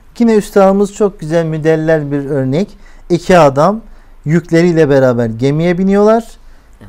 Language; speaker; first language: Turkish; native; Turkish